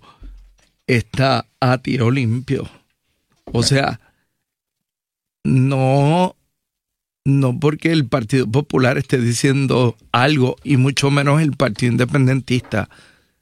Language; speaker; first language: Spanish; native; Spanish